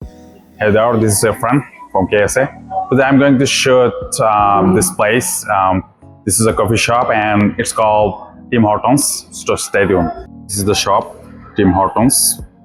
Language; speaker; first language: English; non-native, local second language; Bangla